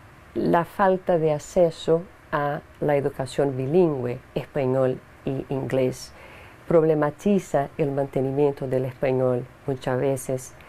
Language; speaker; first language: Spanish; non-native, fluent; Portuguese